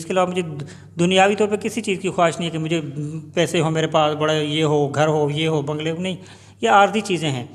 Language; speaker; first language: Urdu; non-native, local second language; Punjabi